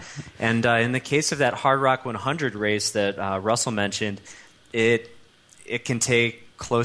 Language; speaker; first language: English; native; English